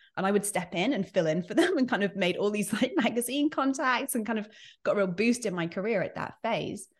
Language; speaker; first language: English; native; English